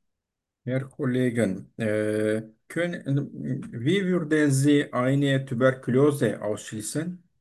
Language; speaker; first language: German; non-native, fluent; Turkish